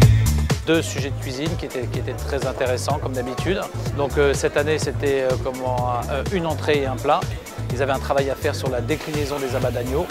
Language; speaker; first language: French; native; French